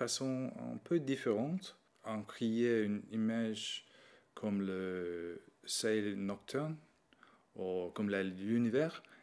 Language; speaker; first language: French; non-native, learner; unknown